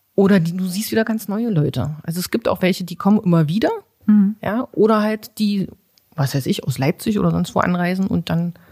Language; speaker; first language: German; native; German